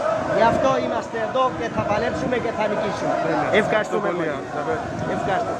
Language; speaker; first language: Greek; non-native, learner; Urdu